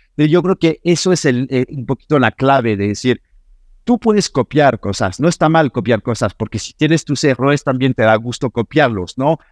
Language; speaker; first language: Spanish; non-native, fluent; French